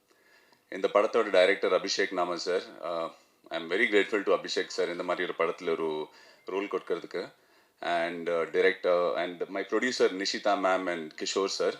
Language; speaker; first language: Tamil; non-native, fluent; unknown